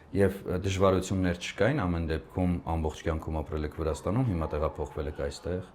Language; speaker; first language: Armenian; native; Armenian